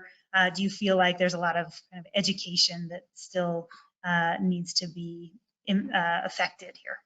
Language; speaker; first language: English; native; English